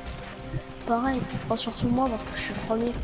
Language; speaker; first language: French; native; French